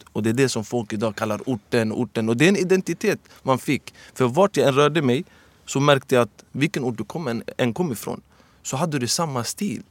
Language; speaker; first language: Swedish; early bilingual, other home language; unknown